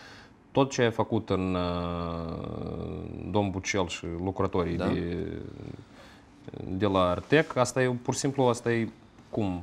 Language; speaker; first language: Romanian; non-native, local second language; Russian